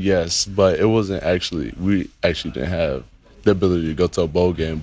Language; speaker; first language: English; native; English